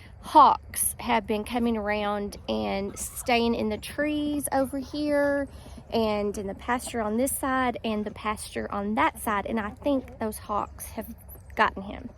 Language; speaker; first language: English; native; English